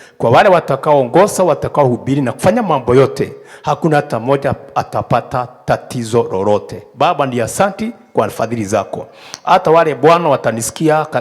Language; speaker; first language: Swahili; non-native, local second language; Kikuyu